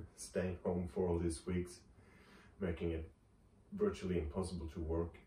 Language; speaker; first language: English; non-native, fluent; Norwegian